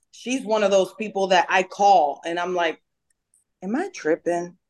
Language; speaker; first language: English; native; English